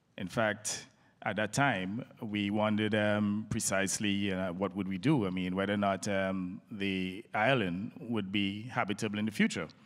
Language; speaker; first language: English; native; English